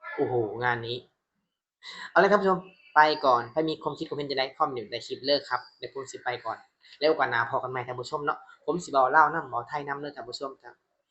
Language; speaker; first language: Thai; non-native, fluent; Burmese